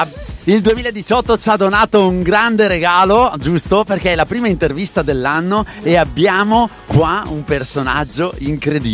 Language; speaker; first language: Italian; native; Italian